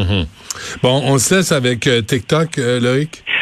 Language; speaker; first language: French; native; French